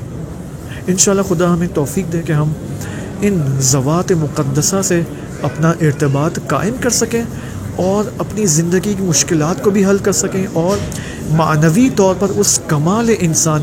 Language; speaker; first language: Urdu; native; Urdu